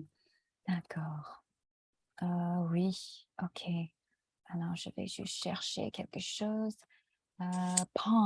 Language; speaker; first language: French; non-native, fluent; English